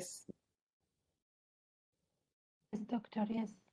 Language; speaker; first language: English; non-native, local second language; Malay